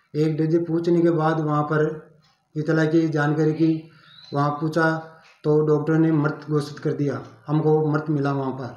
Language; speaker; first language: Hindi; native; Hindi